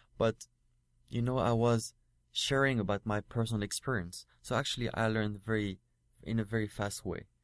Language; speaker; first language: English; non-native, fluent; French